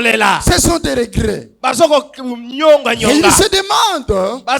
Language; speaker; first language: French; non-native, local second language; Lingala